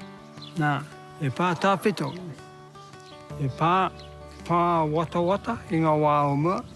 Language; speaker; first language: Māori; non-native, local second language; English